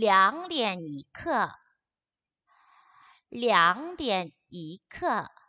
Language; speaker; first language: Chinese; non-native, fluent; Korean